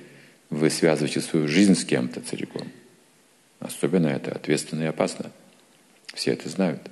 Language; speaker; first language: Russian; native; Russian